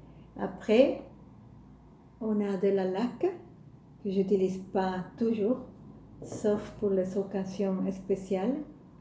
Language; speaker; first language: French; non-native, fluent; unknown